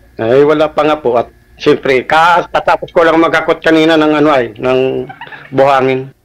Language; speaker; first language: Filipino; non-native, local second language; Waray